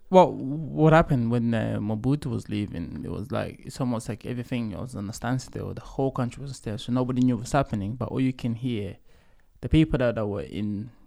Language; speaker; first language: English; early bilingual, other home language; Lingala